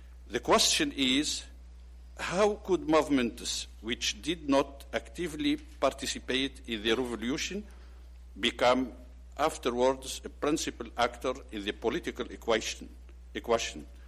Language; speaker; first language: English; non-native, learner; Arabic